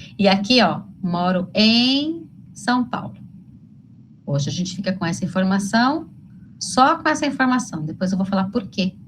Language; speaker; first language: Portuguese; native; Portuguese